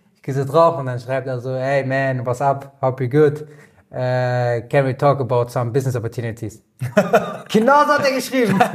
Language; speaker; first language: German; native; German